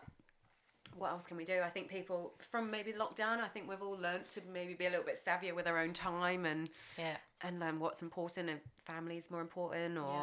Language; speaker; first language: English; native; English